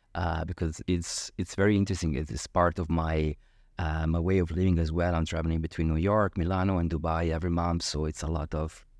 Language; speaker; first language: English; non-native, fluent; Italian